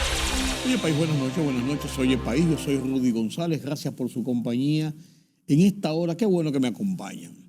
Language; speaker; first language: Spanish; native; Spanish